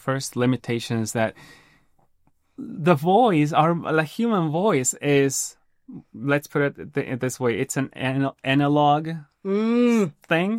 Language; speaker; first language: English; non-native, fluent; Spanish